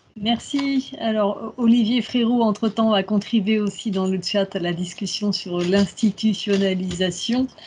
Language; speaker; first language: French; native; French